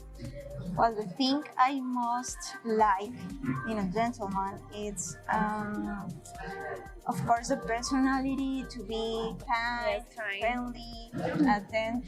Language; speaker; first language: English; non-native, learner; Spanish